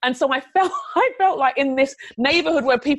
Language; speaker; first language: English; native; English